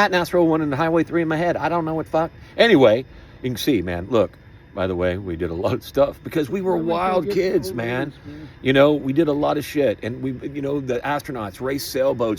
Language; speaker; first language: English; native; English